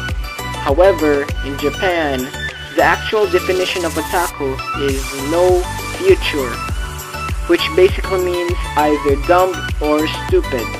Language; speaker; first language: English; non-native, fluent; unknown